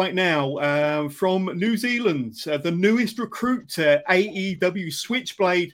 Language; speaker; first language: English; native; English